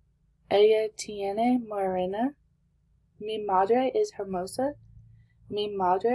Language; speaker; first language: Spanish; non-native, learner; English